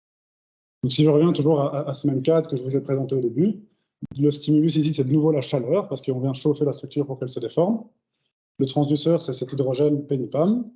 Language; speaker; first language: French; native; French